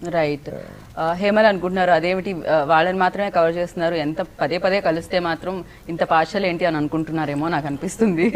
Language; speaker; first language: Telugu; native; Telugu